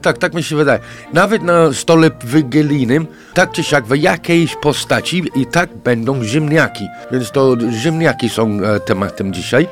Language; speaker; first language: Polish; non-native, fluent; English